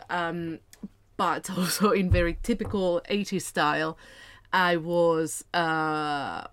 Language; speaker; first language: English; non-native, fluent; Spanish